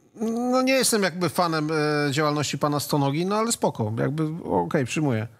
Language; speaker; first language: Polish; native; Polish